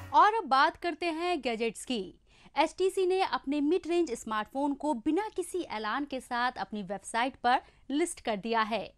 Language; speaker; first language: Hindi; non-native, local second language; Kashmiri